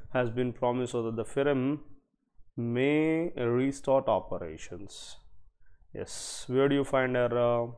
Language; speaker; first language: English; non-native, local second language; Telugu